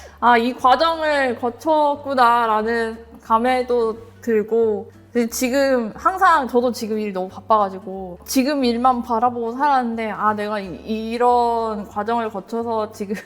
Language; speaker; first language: Korean; native; Korean